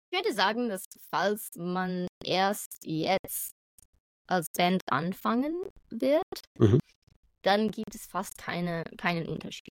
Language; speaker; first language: German; non-native, fluent; English